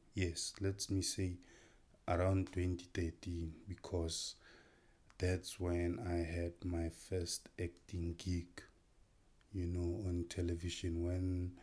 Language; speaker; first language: English; non-native, local second language; Tswana